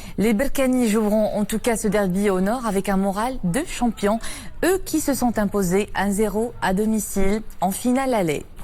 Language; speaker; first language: French; non-native, local second language; Arabic